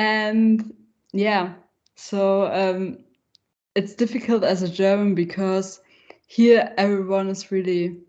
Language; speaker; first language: English; non-native, fluent; German